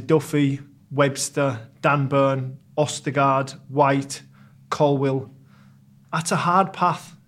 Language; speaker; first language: English; native; English